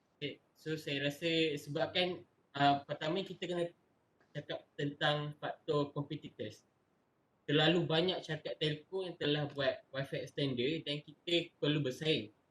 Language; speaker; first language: Malay; native; Malay